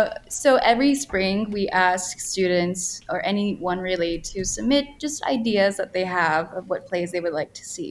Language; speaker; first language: English; native; English